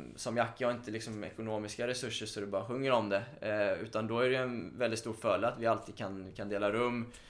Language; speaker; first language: Swedish; native; Swedish